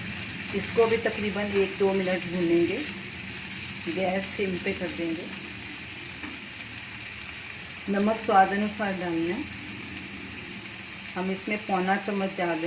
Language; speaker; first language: Hindi; native; Hindi